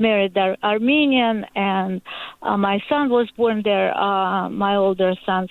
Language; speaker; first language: English; non-native, learner; Russian